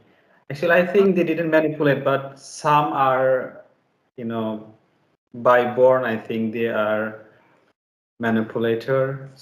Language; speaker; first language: English; non-native, learner; Bangla